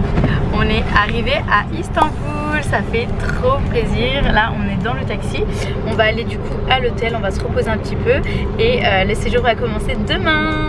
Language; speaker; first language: French; native; French